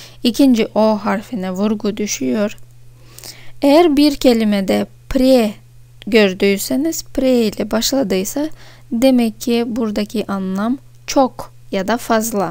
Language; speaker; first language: Turkish; non-native, fluent; Russian